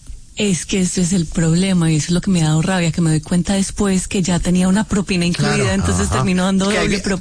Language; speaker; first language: Spanish; native; Spanish